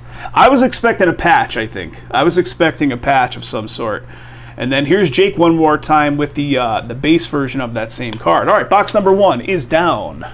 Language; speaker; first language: English; native; English